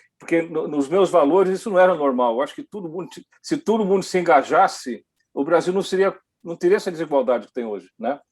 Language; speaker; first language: Portuguese; early bilingual, other home language; Dutch